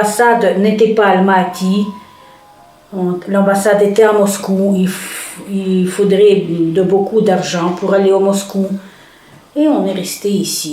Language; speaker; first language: French; early bilingual, heritage; Russian